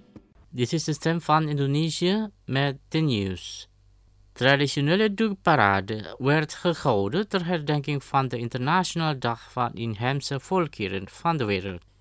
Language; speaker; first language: Dutch; non-native, fluent; Indonesian